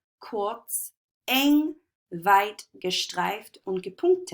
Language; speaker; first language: German; non-native, fluent; English